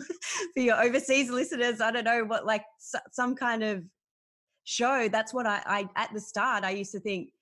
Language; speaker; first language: English; native; English